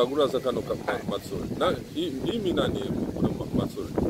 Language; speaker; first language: Japanese; non-native, learner; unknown